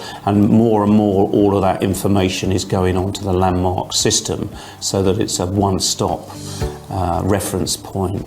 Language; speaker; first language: English; native; English